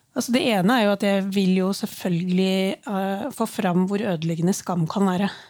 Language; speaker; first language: Norwegian; early bilingual, other home language; Urdu